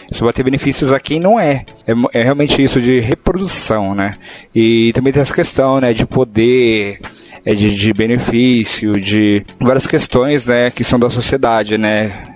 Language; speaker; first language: Portuguese; native; Portuguese